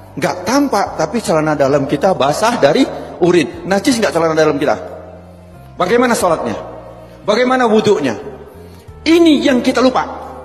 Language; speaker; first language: Indonesian; native; Indonesian